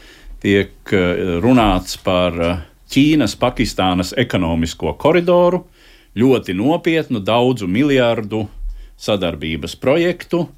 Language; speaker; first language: Latvian; native; Latvian